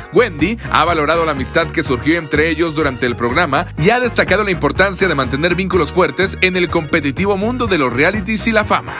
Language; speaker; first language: Spanish; native; Spanish